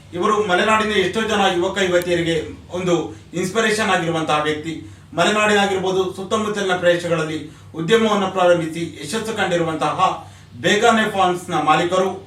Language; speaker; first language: Kannada; native; Kannada